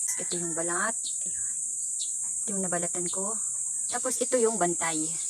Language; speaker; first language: Filipino; non-native, local second language; Bikol